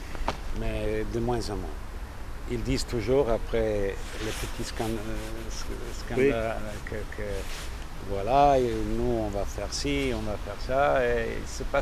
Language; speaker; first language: French; non-native, fluent; Serbian